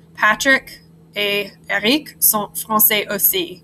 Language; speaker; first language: French; non-native, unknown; English